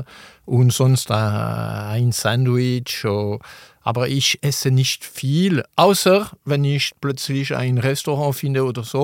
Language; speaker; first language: German; non-native, local second language; French